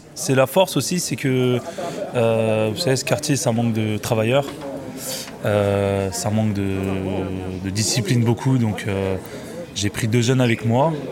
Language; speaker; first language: French; native; French